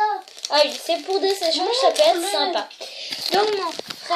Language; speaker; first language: French; native; French